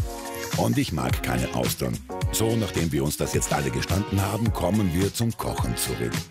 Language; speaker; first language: German; native; German